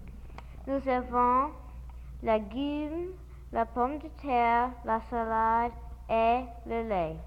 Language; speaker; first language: French; non-native, learner; English